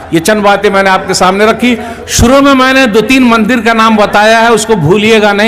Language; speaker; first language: Hindi; native; Hindi